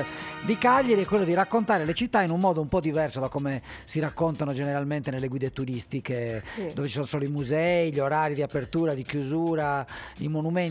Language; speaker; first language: Italian; native; Italian